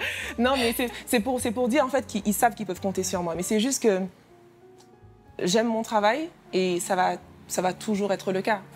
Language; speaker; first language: French; native; French